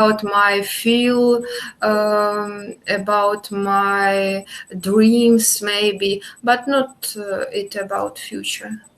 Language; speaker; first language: English; non-native, learner; Russian